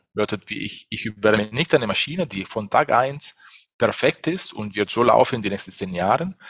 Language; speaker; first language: German; non-native, fluent; Italian